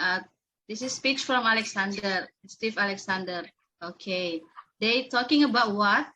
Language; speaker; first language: English; non-native, learner; Indonesian